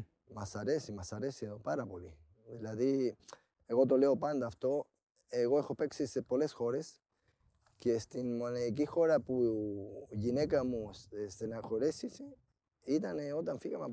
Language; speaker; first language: Greek; non-native, fluent; Spanish